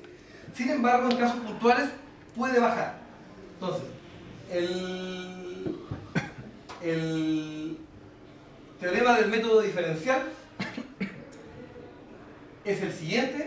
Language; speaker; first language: Spanish; native; Spanish